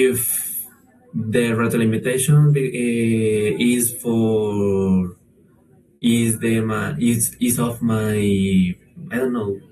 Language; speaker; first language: English; non-native, learner; Spanish